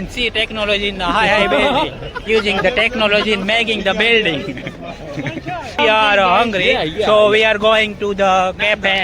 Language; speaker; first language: English; non-native, learner; Gujarati